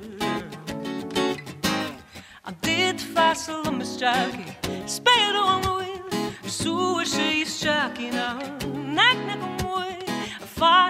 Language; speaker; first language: English; native; English